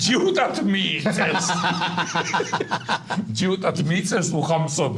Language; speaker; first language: Georgian; native; Georgian